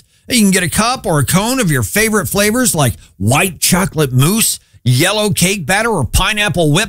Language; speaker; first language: English; native; English